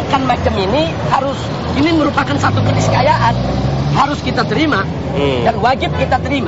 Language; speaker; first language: Indonesian; native; Indonesian